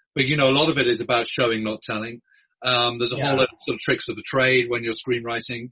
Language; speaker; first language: English; native; English